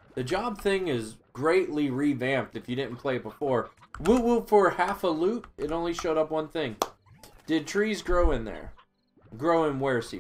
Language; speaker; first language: English; native; English